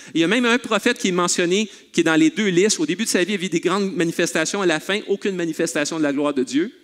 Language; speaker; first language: French; native; French